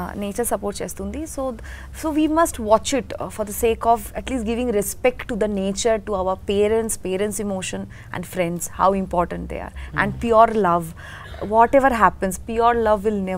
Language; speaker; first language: Telugu; non-native, learner; Bangla